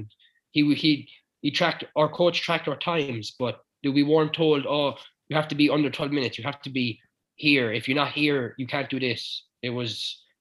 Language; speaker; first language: English; native; English